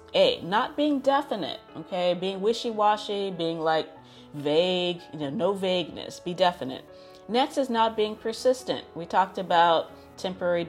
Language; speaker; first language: English; native; English